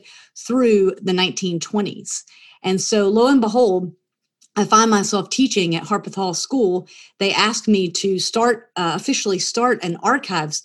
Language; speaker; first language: English; native; English